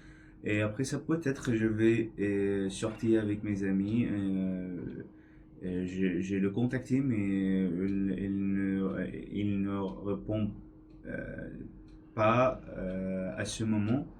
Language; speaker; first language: French; non-native, learner; English